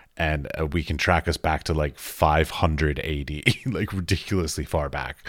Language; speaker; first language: English; native; English